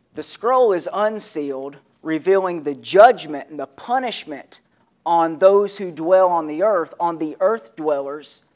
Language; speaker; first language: English; native; English